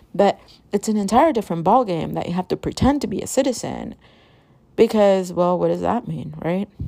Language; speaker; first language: English; early bilingual, other home language; Spanish